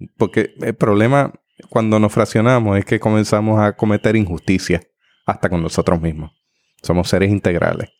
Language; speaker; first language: Spanish; native; Spanish